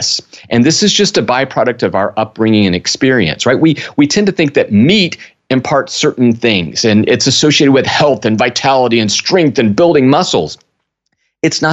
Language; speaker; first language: English; native; English